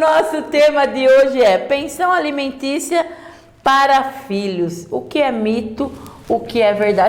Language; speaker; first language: Portuguese; native; Portuguese